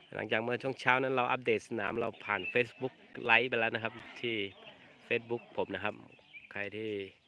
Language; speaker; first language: Thai; native; Thai